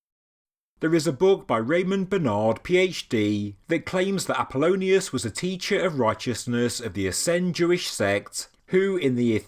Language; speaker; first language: English; native; English